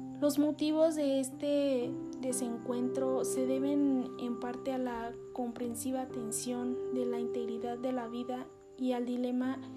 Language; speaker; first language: Spanish; native; Spanish